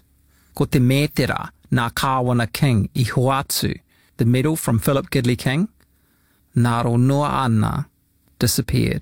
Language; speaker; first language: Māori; non-native, local second language; English